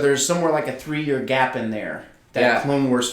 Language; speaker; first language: English; native; English